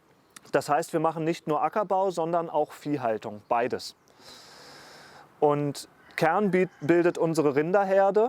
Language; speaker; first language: German; native; German